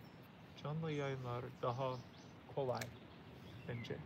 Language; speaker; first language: Turkish; non-native, learner; English